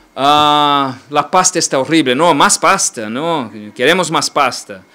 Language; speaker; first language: Spanish; non-native, learner; Portuguese